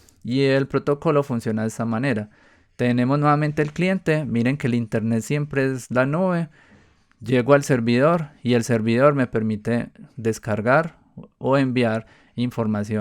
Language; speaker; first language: Spanish; native; Spanish